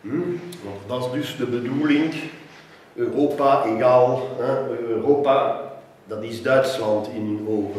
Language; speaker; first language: Dutch; non-native, local second language; French